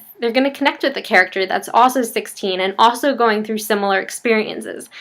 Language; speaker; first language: English; native; English